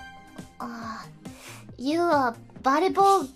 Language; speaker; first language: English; non-native, learner; Japanese